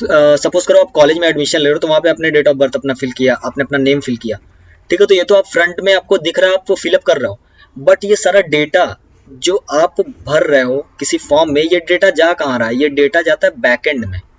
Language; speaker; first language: Hindi; native; Hindi